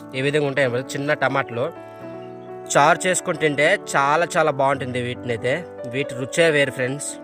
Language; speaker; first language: Telugu; non-native, local second language; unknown